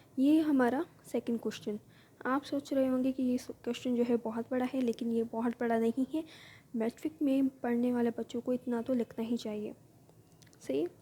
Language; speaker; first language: Urdu; native; Urdu